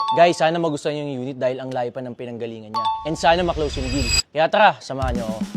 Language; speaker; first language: Filipino; native; Filipino